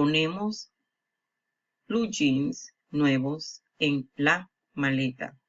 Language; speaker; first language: Spanish; non-native, fluent; English